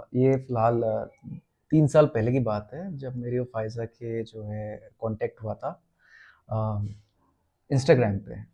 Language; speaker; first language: Hindi; native; Hindi